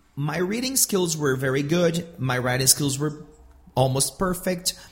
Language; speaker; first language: English; non-native, fluent; Portuguese